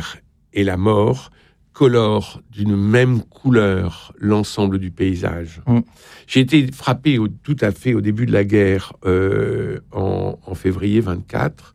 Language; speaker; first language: French; native; French